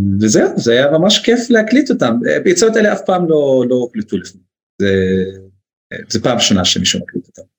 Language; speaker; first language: Hebrew; non-native, local second language; Arabic